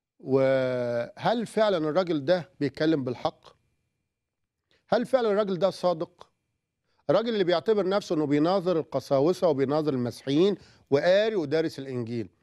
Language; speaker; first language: Arabic; native; Arabic